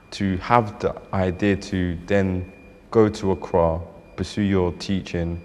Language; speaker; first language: English; native; English